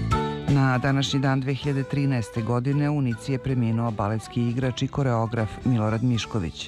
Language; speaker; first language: Serbian; native; Serbian